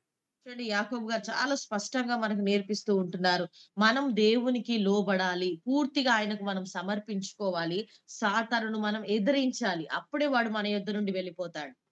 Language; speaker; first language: Telugu; native; Telugu